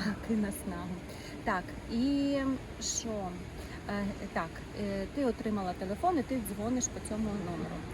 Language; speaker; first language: Ukrainian; non-native, local second language; Russian